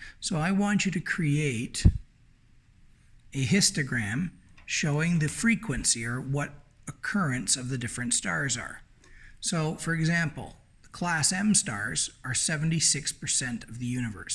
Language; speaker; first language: English; native; English